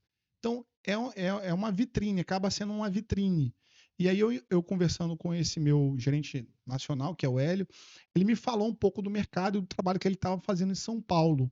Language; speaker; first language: Portuguese; native; Portuguese